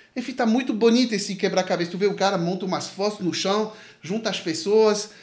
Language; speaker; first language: Portuguese; non-native, fluent; French